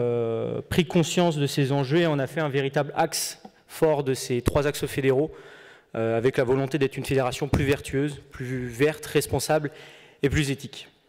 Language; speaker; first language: French; native; French